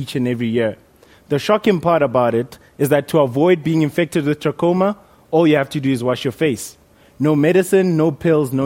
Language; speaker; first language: English; non-native, local second language; Northern Sotho